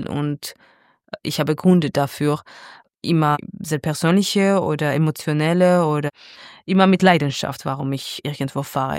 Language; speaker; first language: German; non-native, fluent; Georgian